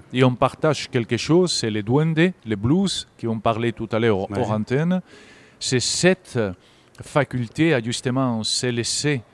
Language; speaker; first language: French; non-native, fluent; Galician